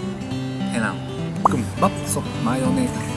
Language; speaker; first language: Vietnamese; non-native, learner; Japanese